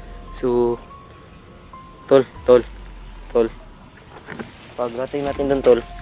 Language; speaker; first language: Filipino; non-native, local second language; Cebuano